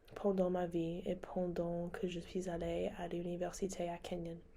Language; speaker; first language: French; non-native, learner; English